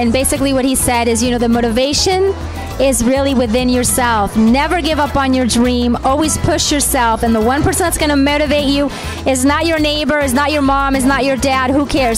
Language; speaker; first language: English; early bilingual, other home language; Spanish